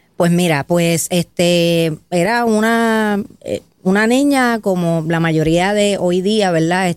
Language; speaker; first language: Spanish; native; Spanish